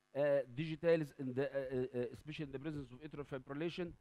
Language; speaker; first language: English; non-native, fluent; Arabic